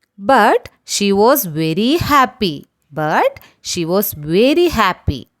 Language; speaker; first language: English; non-native, local second language; Malayalam